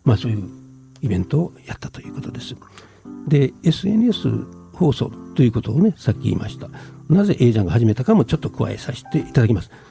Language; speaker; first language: Japanese; native; Japanese